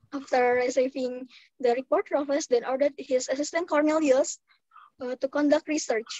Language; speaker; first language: English; non-native, fluent; Indonesian